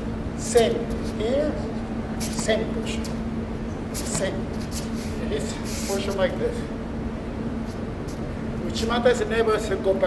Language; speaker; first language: English; non-native, learner; Spanish